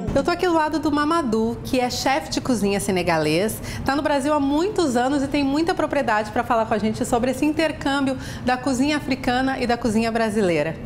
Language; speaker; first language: Portuguese; native; Portuguese